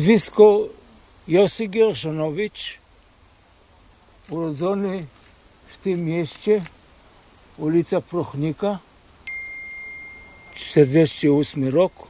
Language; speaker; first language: Polish; early bilingual, heritage; Polish